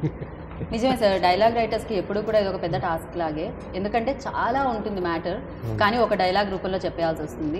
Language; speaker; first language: Telugu; native; Telugu